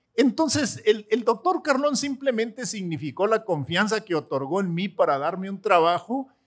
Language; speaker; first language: Spanish; native; Spanish